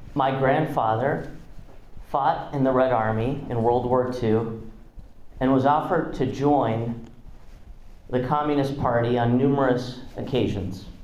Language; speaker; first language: English; non-native, fluent; Russian